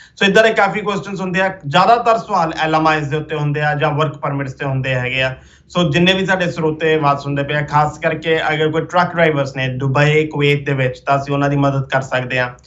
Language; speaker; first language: Punjabi; early bilingual, heritage; Punjabi